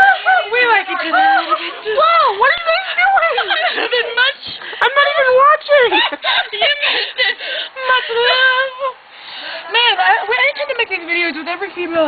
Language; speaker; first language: English; native; English